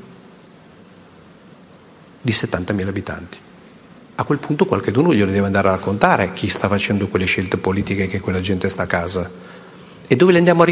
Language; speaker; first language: Italian; native; Italian